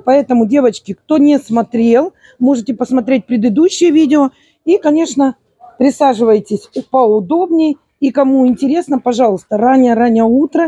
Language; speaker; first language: Russian; native; Russian